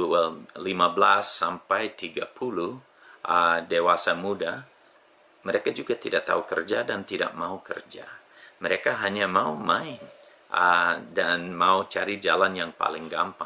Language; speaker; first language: Indonesian; non-native, fluent; English